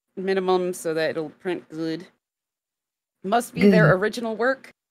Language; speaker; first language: English; native; English